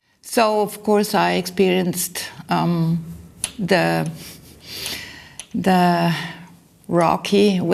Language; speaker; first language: English; non-native, learner; German